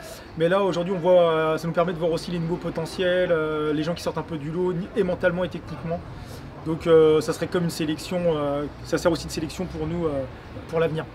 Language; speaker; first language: French; native; French